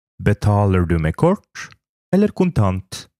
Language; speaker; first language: Norwegian; non-native, fluent; Polish